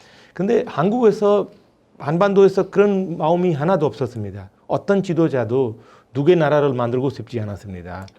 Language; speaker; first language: Korean; non-native, fluent; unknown